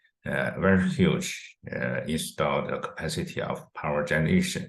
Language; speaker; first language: English; non-native, fluent; Chinese